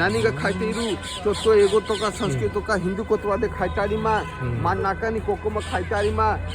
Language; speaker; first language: Japanese; non-native, learner; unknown